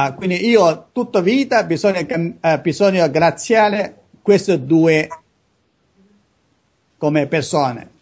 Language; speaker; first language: Italian; non-native, learner; Chinese